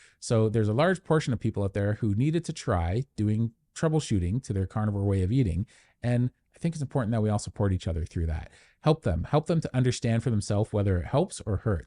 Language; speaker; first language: English; native; English